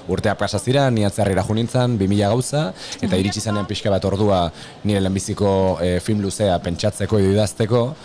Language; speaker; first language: Basque; native; Basque